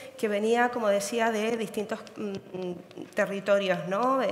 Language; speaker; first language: Spanish; native; Spanish